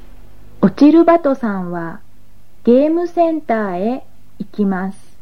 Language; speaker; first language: Japanese; non-native, learner; Mongolian